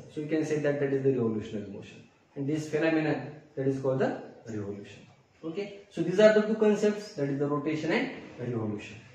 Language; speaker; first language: English; non-native, local second language; Marathi